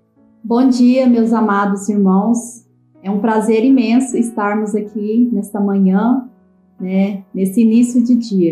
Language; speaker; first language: Portuguese; native; Portuguese